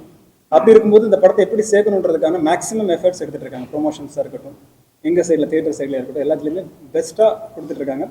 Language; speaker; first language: Tamil; native; Tamil